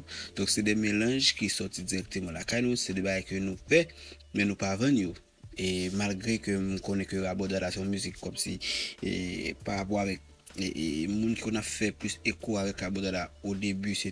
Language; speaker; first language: Haitian Creole; native; Haitian Creole